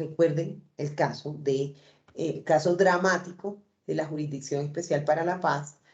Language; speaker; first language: Spanish; native; Spanish